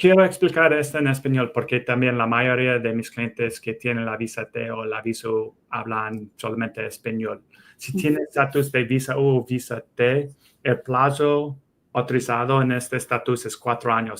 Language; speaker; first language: Spanish; non-native, fluent; English